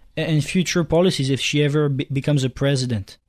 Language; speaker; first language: English; non-native, fluent; French